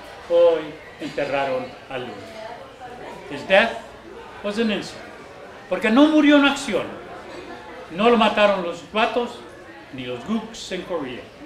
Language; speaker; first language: Spanish; early bilingual, heritage; Spanish